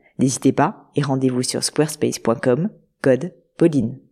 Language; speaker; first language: French; native; French